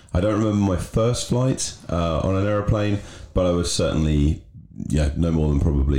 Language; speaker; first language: English; native; English